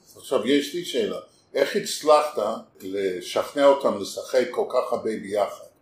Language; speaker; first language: Hebrew; native; Hebrew